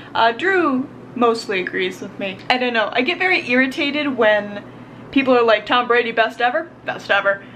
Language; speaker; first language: English; native; English